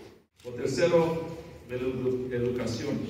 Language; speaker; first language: Spanish; early bilingual, heritage; English